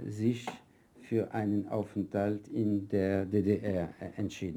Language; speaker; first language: German; non-native, fluent; French